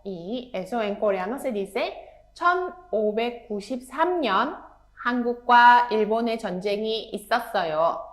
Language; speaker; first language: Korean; non-native, fluent; Spanish